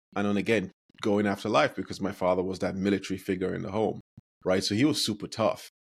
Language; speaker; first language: English; non-native, local second language; Yoruba